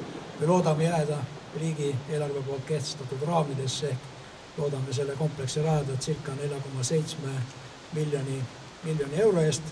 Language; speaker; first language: Estonian; native; Estonian